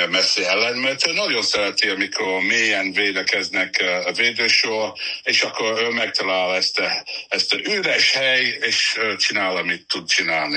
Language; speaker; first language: Hungarian; non-native, learner; English